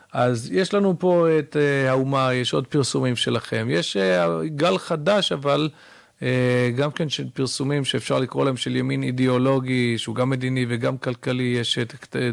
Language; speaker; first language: Hebrew; early bilingual, other home language; English